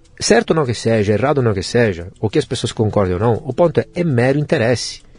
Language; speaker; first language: Portuguese; non-native, fluent; Italian